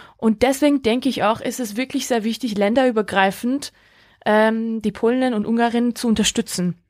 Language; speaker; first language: German; early bilingual, other home language; Georgian